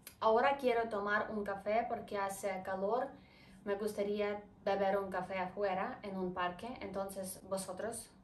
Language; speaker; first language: Spanish; non-native, fluent; Ukrainian